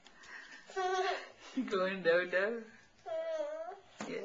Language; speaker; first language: English; native; English